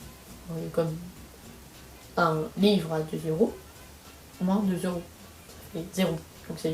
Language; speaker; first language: French; native; French